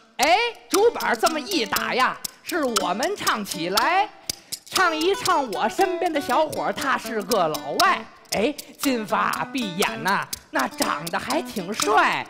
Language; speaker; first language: Chinese; native; Chinese